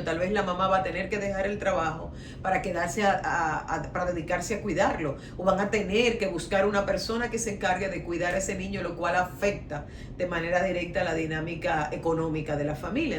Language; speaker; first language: Spanish; native; Spanish